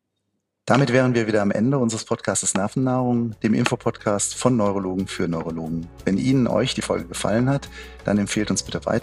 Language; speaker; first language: German; native; German